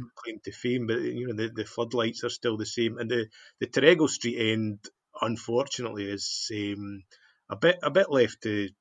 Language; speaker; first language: English; native; English